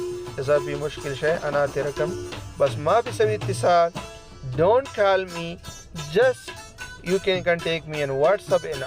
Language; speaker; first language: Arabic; non-native, learner; Pashto